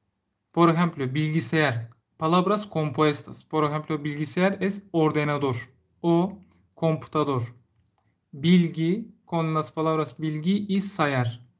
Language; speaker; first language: Spanish; non-native, learner; Turkish